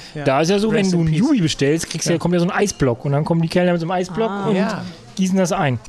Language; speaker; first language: German; native; German